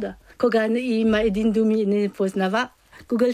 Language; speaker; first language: Bulgarian; non-native, learner; French